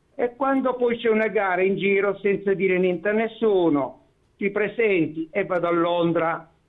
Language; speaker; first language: Italian; native; Italian